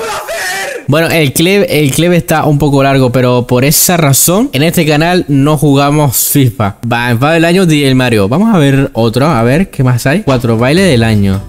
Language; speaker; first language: Spanish; native; Spanish